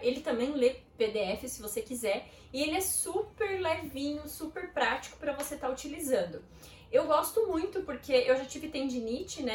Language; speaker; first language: Portuguese; native; Portuguese